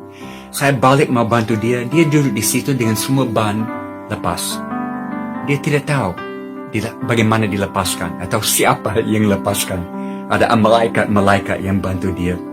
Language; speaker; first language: Indonesian; non-native, fluent; English